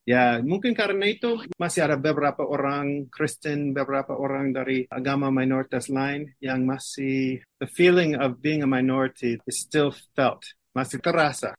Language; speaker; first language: Malay; non-native, fluent; English